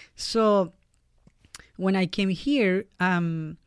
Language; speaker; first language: English; non-native, fluent; Spanish